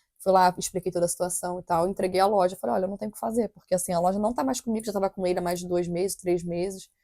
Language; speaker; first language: Portuguese; native; Portuguese